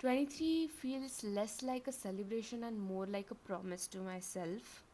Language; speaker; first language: English; non-native, local second language; Marathi